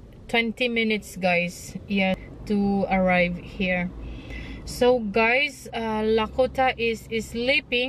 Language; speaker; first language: English; non-native, local second language; Filipino